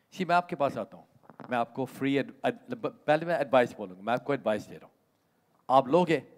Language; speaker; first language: Hindi; native; Hindi